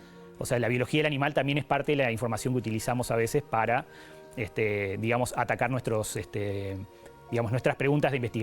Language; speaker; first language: Spanish; native; Spanish